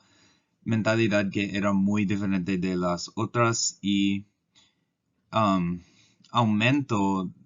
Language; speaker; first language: Spanish; non-native, learner; English